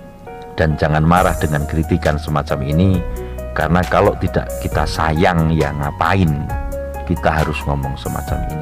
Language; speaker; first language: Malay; non-native, local second language; Javanese